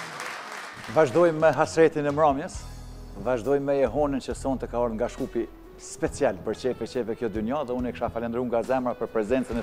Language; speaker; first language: Albanian; native; Albanian